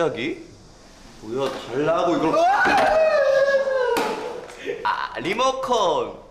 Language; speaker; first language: Korean; native; Korean